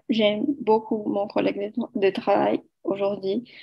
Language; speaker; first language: French; non-native, learner; Portuguese